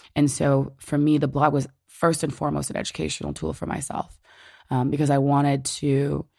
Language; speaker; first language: English; native; English